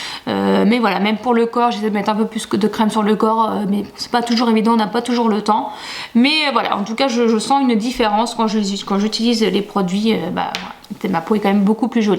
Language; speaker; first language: French; native; French